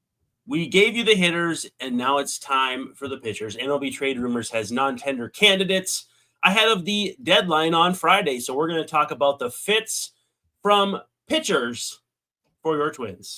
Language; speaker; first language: English; native; English